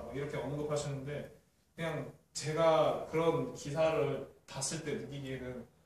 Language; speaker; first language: Korean; native; Korean